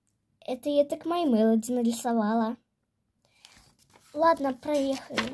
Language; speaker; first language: Russian; native; Russian